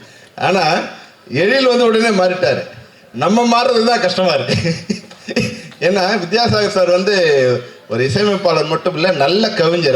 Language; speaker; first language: Tamil; native; Tamil